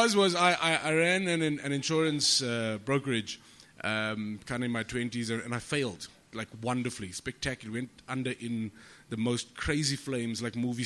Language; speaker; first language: English; native; English